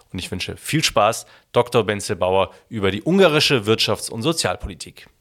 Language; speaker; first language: German; native; German